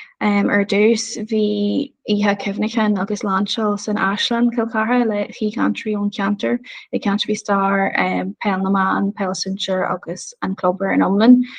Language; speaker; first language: Irish; native; Irish